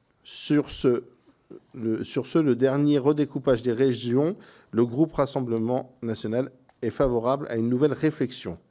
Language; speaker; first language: French; native; French